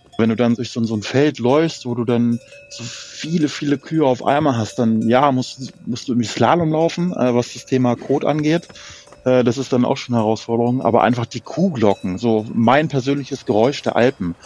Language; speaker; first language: German; native; German